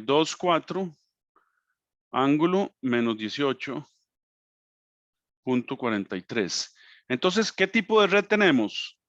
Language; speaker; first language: Spanish; native; Spanish